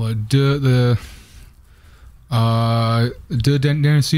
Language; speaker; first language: French; non-native, learner; English